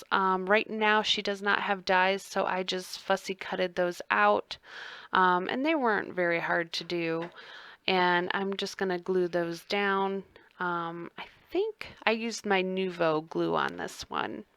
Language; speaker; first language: English; native; English